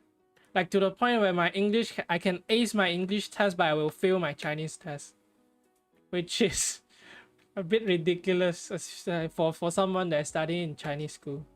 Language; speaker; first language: English; non-native, fluent; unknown